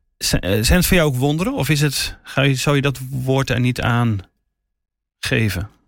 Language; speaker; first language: Dutch; native; Dutch